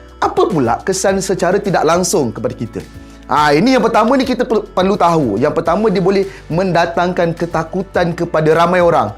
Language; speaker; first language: Malay; native; Malay